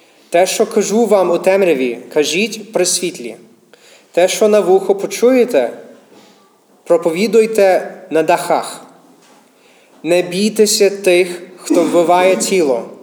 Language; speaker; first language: Ukrainian; non-native, fluent; English